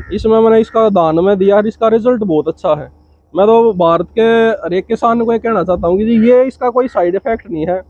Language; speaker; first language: Hindi; native; Hindi